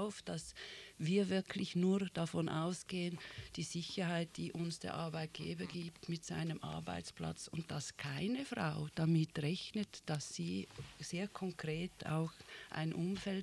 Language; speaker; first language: German; native; German